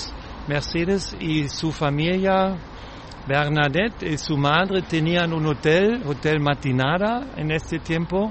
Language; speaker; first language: Spanish; non-native, fluent; German